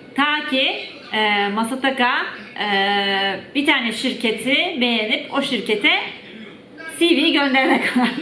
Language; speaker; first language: Turkish; native; Turkish